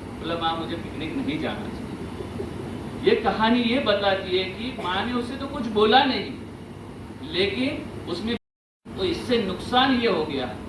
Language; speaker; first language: Hindi; non-native, local second language; Marathi